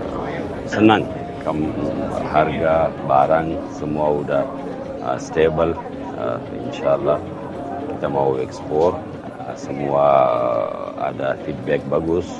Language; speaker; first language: Indonesian; non-native, learner; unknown